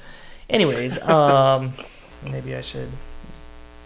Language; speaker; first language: English; native; English